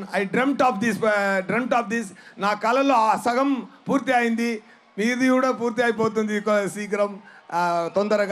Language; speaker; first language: Telugu; non-native, learner; Tamil